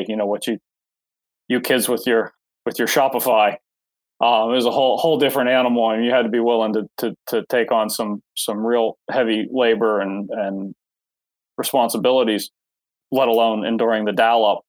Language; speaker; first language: English; native; English